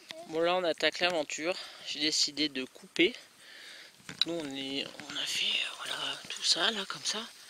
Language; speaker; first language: French; native; French